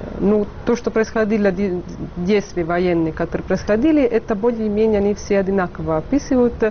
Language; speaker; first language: Russian; non-native, fluent; Italian